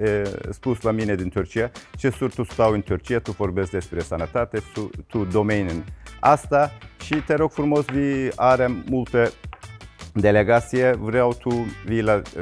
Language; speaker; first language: Romanian; non-native, learner; Turkish